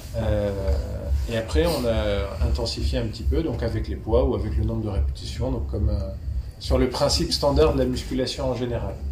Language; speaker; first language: French; early bilingual, other home language; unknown